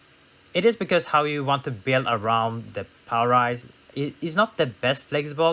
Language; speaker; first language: English; non-native, fluent; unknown